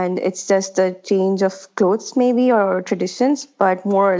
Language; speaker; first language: English; non-native, local second language; Urdu